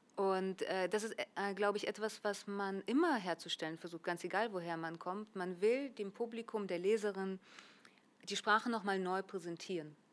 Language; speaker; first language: German; early bilingual, other home language; Russian